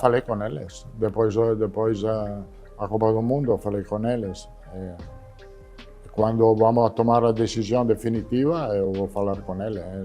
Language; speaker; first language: Portuguese; non-native, learner; Italian